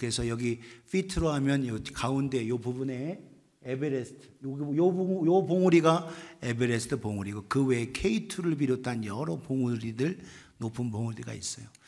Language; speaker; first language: Korean; native; Korean